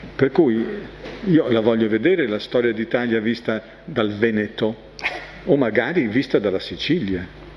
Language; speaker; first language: Italian; native; Italian